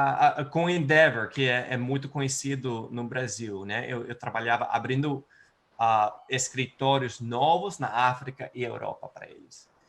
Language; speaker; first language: Portuguese; non-native, fluent; English